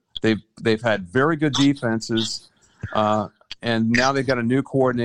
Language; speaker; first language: English; native; English